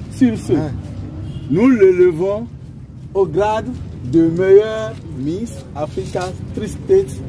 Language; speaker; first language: French; non-native, local second language; Fon